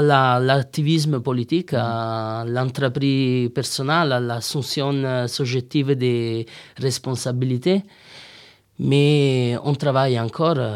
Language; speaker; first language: French; non-native, learner; Italian